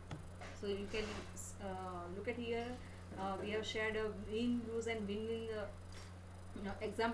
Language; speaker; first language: English; non-native, local second language; Gujarati